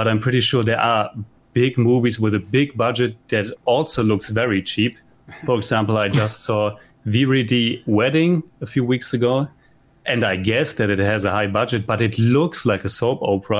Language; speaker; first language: English; non-native, fluent; German